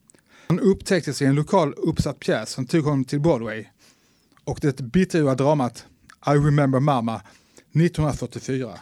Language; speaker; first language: Swedish; native; Swedish